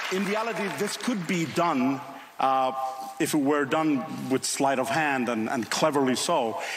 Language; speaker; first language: English; non-native, fluent; Finnish